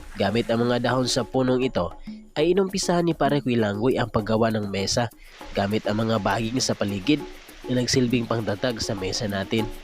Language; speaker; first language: Filipino; non-native, local second language; Cebuano